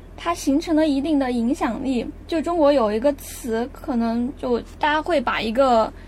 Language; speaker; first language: Chinese; non-native, fluent; Japanese